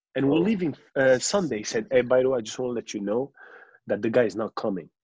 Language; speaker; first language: English; non-native, local second language; French